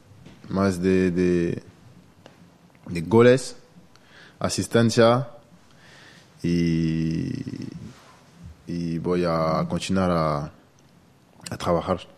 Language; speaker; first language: Spanish; non-native, learner; French